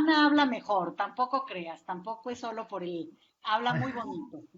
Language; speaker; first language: Spanish; native; Spanish